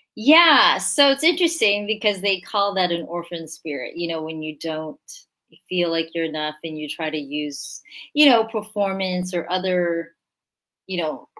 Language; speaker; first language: English; early bilingual, other home language; Korean